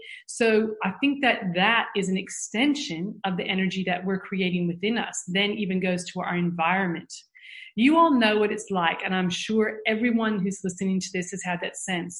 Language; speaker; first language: English; native; English